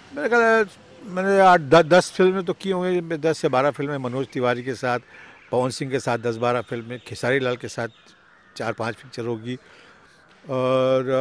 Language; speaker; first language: Hindi; native; Hindi